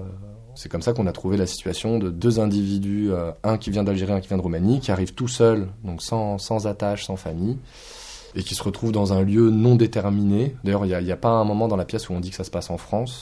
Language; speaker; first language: French; native; French